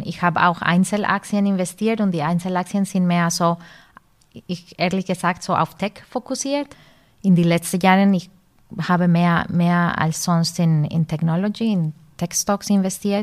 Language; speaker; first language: German; non-native, fluent; Spanish